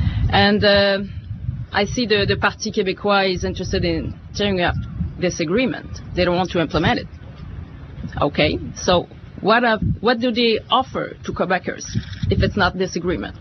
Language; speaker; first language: English; non-native, fluent; French